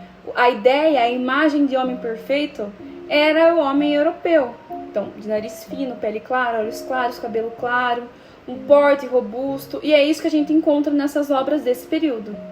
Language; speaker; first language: Portuguese; native; Portuguese